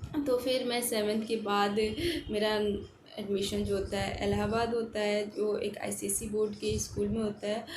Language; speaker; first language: Hindi; native; Hindi